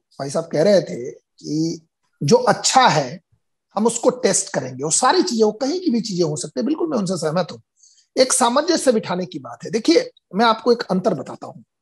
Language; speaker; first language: Hindi; native; Hindi